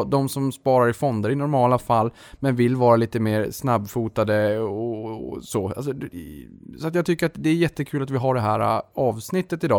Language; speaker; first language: Swedish; native; Swedish